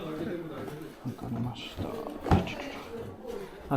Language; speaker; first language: Japanese; non-native, learner; English